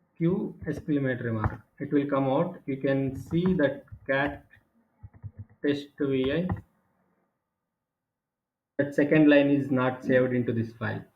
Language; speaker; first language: English; non-native, local second language; Telugu